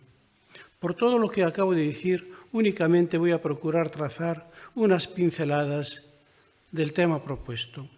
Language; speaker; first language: Spanish; non-native, fluent; Arabic